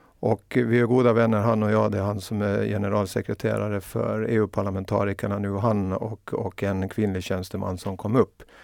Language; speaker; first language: Swedish; native; Swedish